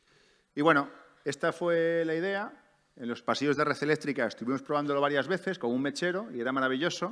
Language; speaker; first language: Spanish; native; Spanish